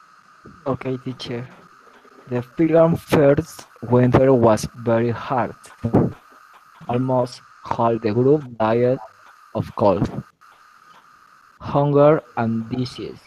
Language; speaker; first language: English; non-native, learner; Spanish